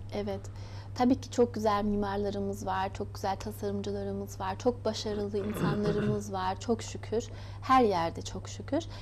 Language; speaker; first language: Turkish; early bilingual, heritage; Turkish